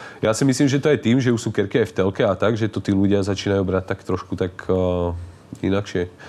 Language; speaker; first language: Slovak; native; Slovak